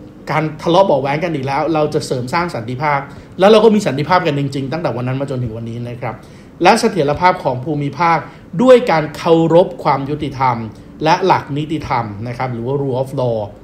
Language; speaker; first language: Thai; native; Thai